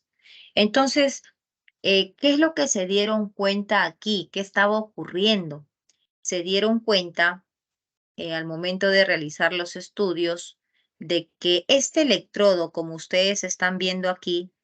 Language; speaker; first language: Spanish; native; Spanish